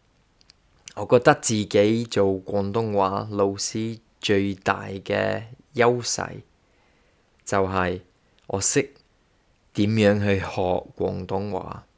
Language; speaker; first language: Cantonese; non-native, fluent; English